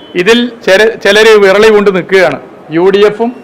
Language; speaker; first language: Malayalam; native; Malayalam